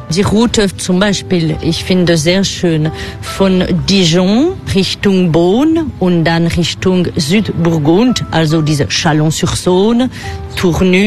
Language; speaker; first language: German; non-native, fluent; French